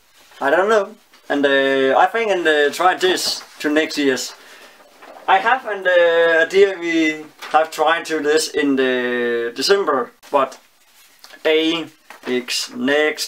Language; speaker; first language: English; non-native, learner; Danish